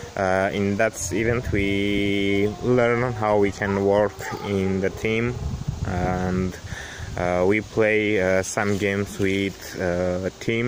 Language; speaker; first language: English; non-native, learner; Armenian